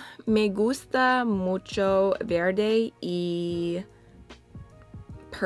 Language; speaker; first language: Spanish; non-native, learner; English